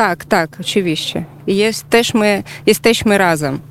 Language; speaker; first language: Polish; non-native, learner; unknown